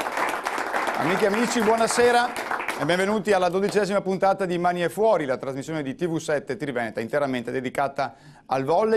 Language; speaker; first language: Italian; native; Italian